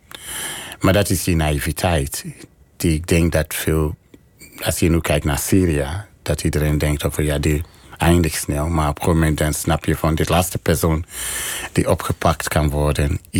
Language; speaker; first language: Dutch; non-native, fluent; English